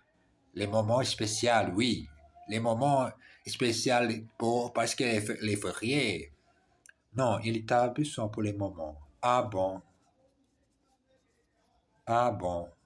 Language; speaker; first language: French; non-native, learner; Portuguese